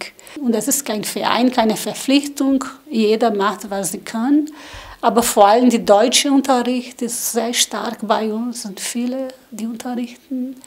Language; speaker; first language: German; non-native, learner; Portuguese